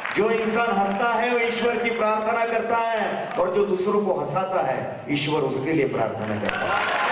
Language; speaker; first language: Hindi; non-native, local second language; Kachhi